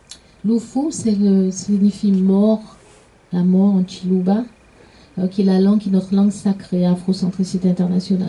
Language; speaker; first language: French; native; French